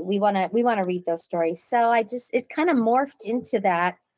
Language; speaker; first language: English; native; English